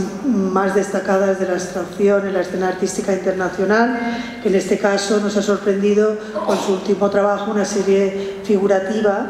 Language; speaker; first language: Spanish; native; Spanish